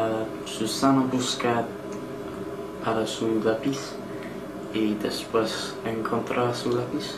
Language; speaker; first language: Spanish; non-native, learner; English